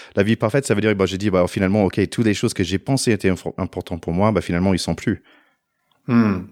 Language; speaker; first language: French; non-native, fluent; English